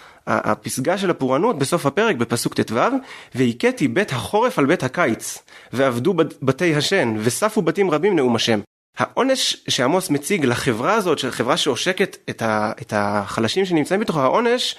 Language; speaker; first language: Hebrew; native; Hebrew